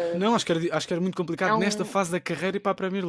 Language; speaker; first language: Portuguese; native; Portuguese